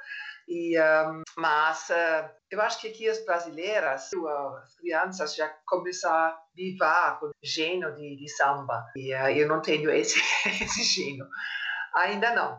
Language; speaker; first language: Portuguese; non-native, fluent; German